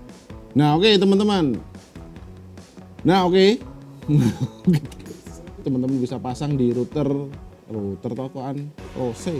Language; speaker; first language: Indonesian; native; Indonesian